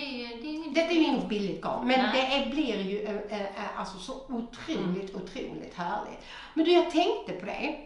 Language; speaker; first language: Swedish; native; Swedish